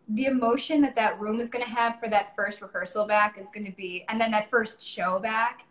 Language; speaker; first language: English; native; English